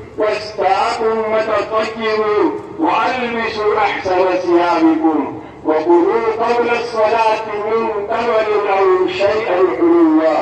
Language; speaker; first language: Arabic; non-native, fluent; Urdu